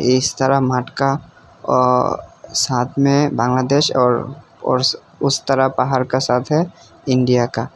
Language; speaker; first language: Hindi; non-native, learner; Bangla